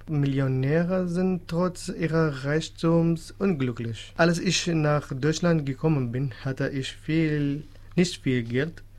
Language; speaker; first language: German; non-native, fluent; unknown